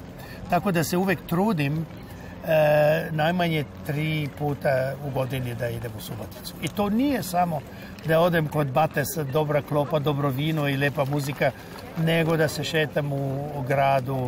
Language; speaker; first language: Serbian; non-native, local second language; Hungarian